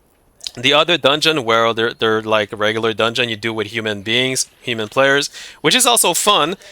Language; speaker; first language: English; non-native, fluent; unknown